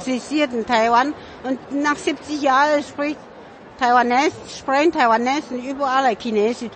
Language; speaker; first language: German; non-native, fluent; Min Nan Chinese